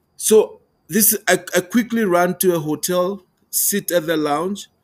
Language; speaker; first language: English; non-native, local second language; Tumbuka